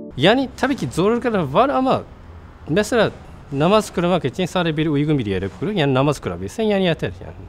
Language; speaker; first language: Turkish; non-native, fluent; Japanese